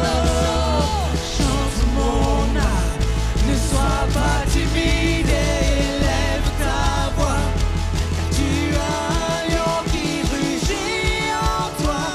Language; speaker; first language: French; native; French